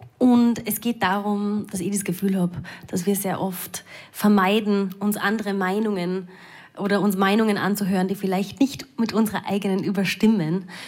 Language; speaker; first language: German; native; German